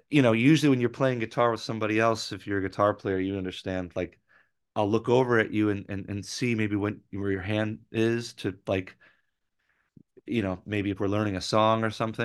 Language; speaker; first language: English; native; English